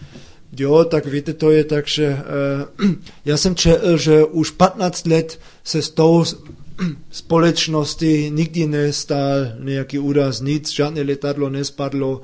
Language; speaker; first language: Czech; non-native, fluent; German